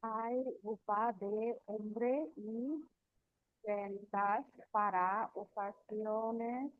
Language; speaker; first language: Spanish; non-native, learner; Bangla